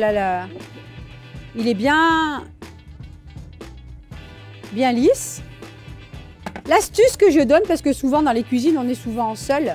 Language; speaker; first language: French; native; French